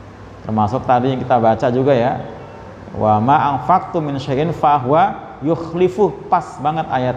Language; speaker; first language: Indonesian; native; Indonesian